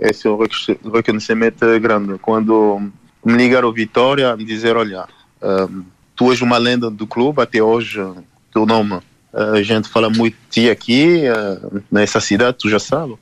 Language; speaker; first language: Portuguese; non-native, learner; French